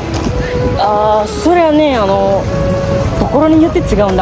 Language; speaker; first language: Japanese; non-native, fluent; Nepali